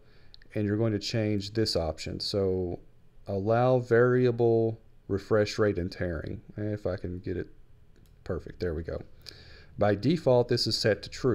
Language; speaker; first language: English; native; English